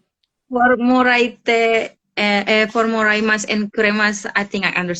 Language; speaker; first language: Japanese; non-native, learner; Indonesian